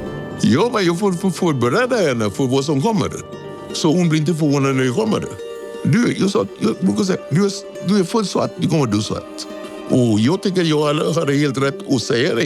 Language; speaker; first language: Swedish; non-native, fluent; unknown